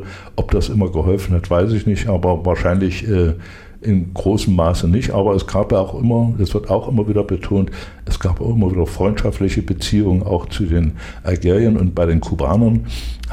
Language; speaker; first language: German; native; German